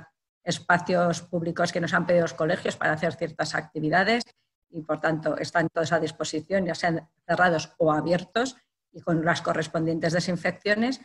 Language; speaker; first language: Spanish; native; Spanish